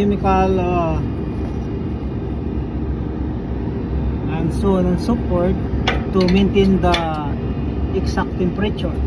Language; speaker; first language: English; non-native, learner; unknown